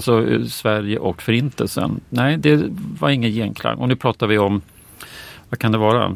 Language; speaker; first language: Swedish; native; Swedish